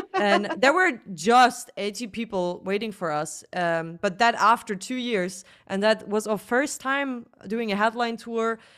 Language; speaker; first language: English; non-native, fluent; German